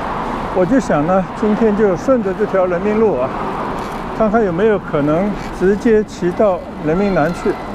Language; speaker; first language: Chinese; non-native, local second language; Cantonese